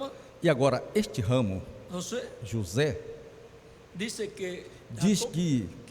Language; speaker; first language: Portuguese; native; Portuguese